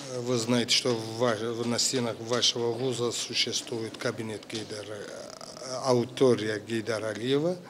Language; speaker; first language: Russian; non-native, local second language; Azerbaijani